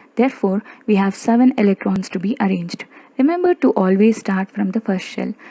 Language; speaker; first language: English; non-native, local second language; Kannada